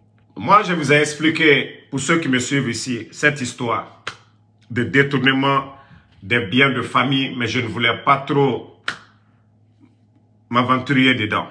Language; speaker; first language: French; non-native, local second language; Susu